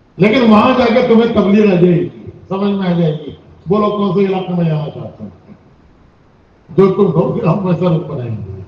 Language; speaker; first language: Urdu; native; Urdu